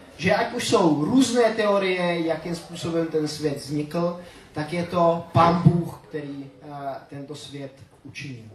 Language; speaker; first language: Czech; native; Czech